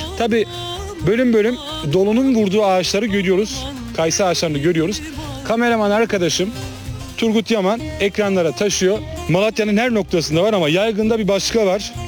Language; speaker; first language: Turkish; native; Turkish